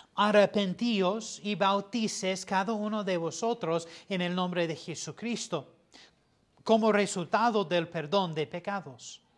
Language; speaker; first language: Spanish; non-native, fluent; English